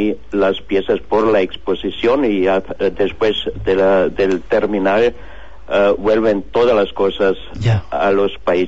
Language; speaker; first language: Spanish; non-native, learner; German